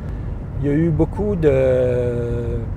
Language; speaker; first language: French; native; French